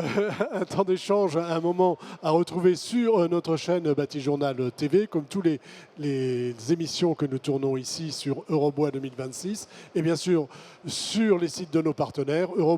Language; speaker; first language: French; native; French